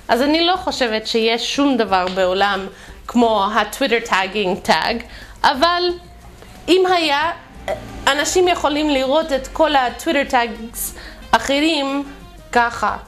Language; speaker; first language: Hebrew; non-native, fluent; English